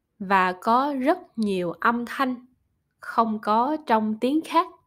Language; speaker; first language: Vietnamese; non-native, learner; German